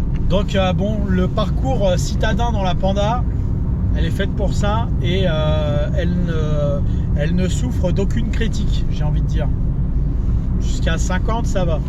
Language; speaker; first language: French; native; French